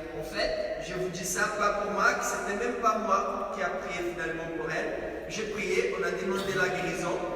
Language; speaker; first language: French; non-native, fluent; Portuguese